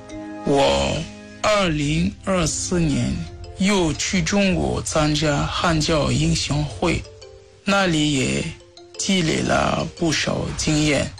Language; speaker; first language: Chinese; non-native, fluent; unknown